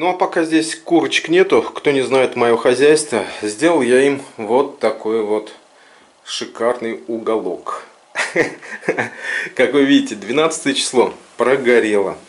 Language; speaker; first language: Russian; native; Russian